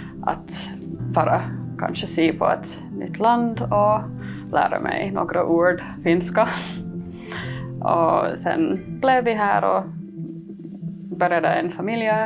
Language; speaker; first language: Swedish; non-native, fluent; English